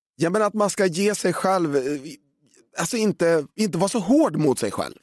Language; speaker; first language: Swedish; native; Swedish